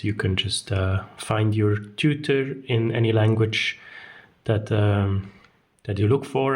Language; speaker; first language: English; non-native, fluent; German